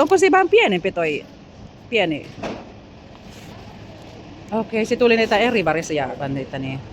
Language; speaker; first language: Finnish; non-native, learner; Filipino